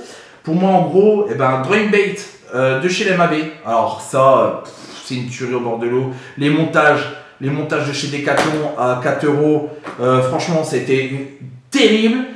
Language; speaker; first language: French; native; French